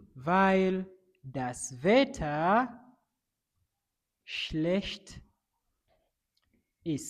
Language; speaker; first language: German; non-native, fluent; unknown